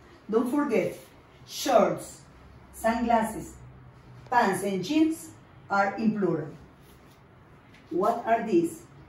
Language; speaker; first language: English; non-native, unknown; Spanish